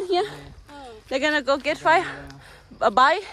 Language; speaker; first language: English; non-native, learner; Thai